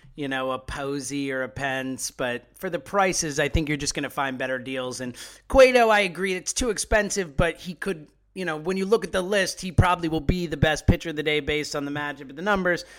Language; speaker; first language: English; native; English